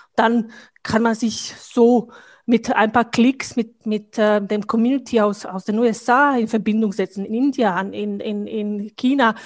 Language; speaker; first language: German; non-native, fluent; Bosnian